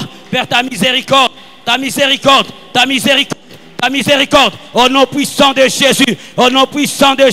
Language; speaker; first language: French; non-native, local second language; Lingala